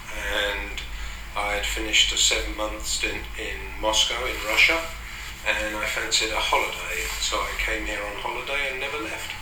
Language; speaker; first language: English; native; English